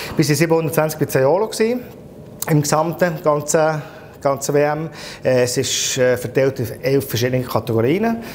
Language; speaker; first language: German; non-native, fluent; Italian